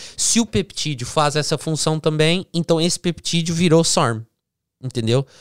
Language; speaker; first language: Portuguese; early bilingual, heritage; English